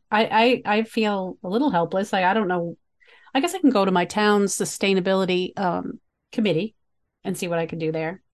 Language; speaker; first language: English; native; English